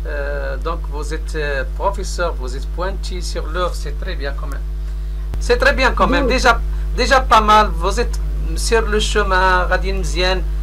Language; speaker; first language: French; non-native, local second language; Arabic